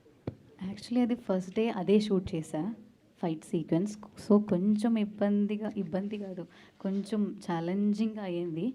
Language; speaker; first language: Telugu; non-native, learner; Malayalam